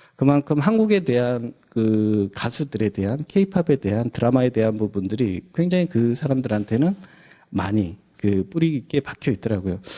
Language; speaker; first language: Korean; native; Korean